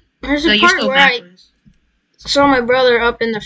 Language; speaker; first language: English; native; English